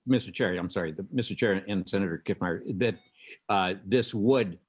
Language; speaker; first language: English; native; English